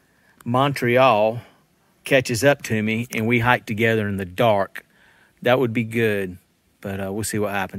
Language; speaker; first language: English; native; English